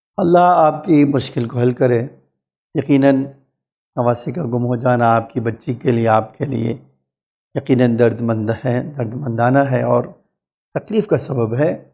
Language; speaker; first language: Urdu; native; Urdu